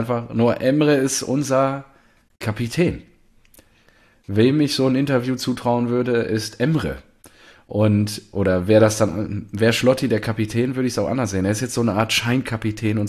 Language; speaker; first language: German; native; German